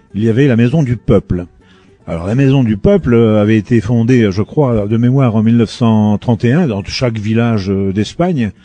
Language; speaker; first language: French; native; French